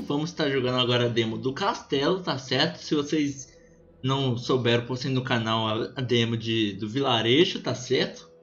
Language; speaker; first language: Portuguese; native; Portuguese